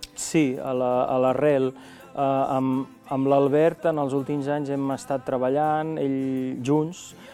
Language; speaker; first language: Catalan; non-native, local second language; Spanish